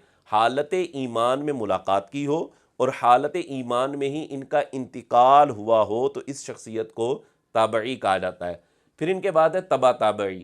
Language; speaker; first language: Urdu; native; Urdu